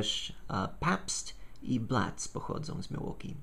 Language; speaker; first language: Polish; non-native, fluent; English